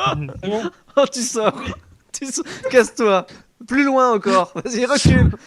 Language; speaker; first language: French; native; French